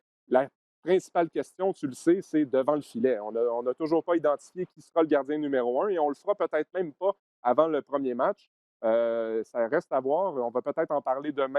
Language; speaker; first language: French; native; French